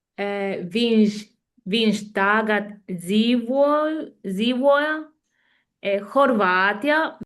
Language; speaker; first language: Latvian; non-native, learner; Spanish